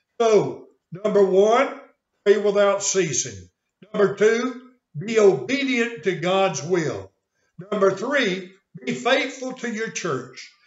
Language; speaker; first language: English; native; English